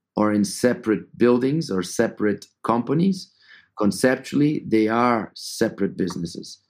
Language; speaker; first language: English; non-native, fluent; Portuguese